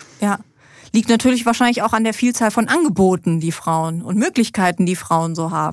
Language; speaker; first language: German; native; German